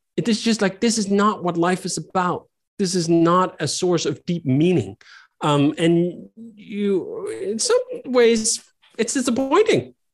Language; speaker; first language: English; non-native, fluent; Danish